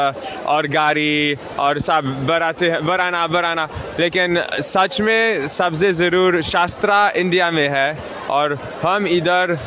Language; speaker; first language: Hindi; non-native, learner; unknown